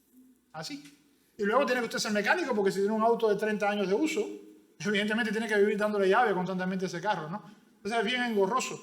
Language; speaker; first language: Spanish; native; Spanish